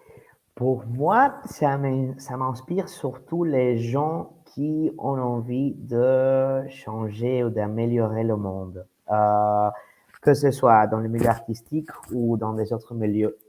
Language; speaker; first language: French; non-native, fluent; Spanish